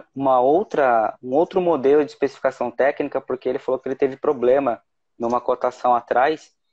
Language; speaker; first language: Portuguese; native; Portuguese